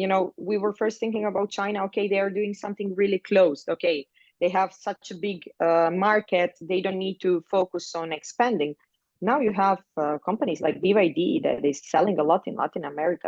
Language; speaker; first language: English; non-native, fluent; Croatian